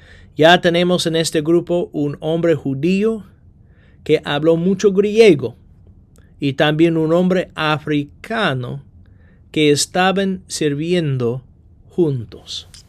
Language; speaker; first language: Spanish; non-native, fluent; English